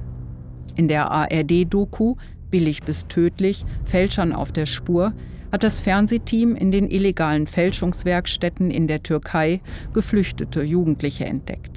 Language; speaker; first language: German; native; German